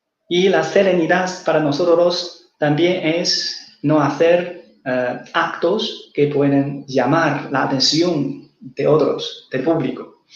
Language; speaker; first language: Spanish; non-native, fluent; Chinese